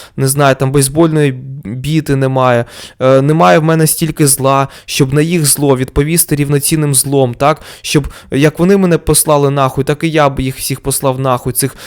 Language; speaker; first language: Ukrainian; non-native, local second language; Russian